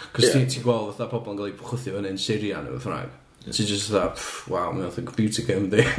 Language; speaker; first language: Welsh; native; Welsh